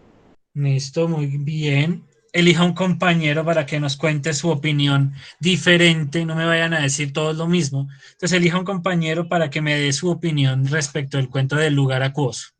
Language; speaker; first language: Spanish; native; Spanish